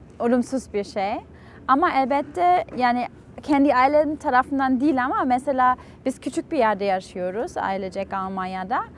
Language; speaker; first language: Turkish; non-native, fluent; German